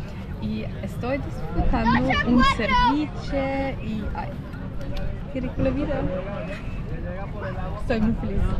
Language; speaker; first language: Spanish; non-native, learner; German